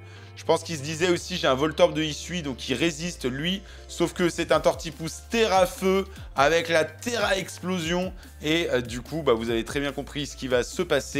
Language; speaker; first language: French; native; French